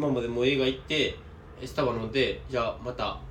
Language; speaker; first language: Japanese; native; Japanese